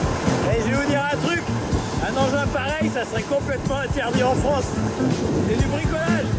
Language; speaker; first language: French; native; French